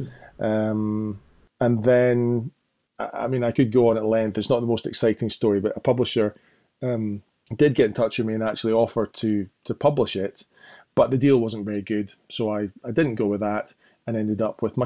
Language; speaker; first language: English; native; English